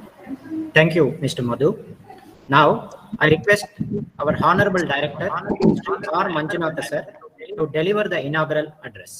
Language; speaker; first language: English; non-native, local second language; Kannada